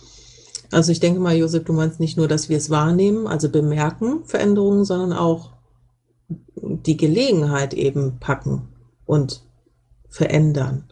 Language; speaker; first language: German; native; German